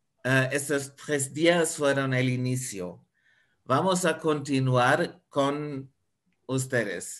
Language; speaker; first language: Spanish; non-native, fluent; German